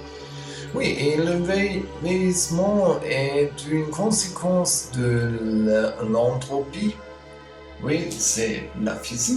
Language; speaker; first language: French; non-native, learner; German